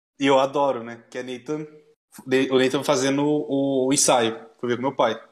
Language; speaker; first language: Portuguese; native; Portuguese